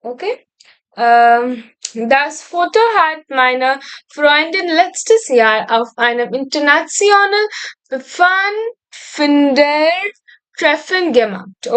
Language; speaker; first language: German; non-native, fluent; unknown